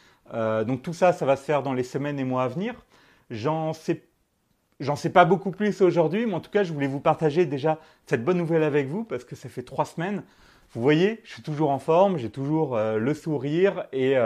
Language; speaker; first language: French; native; French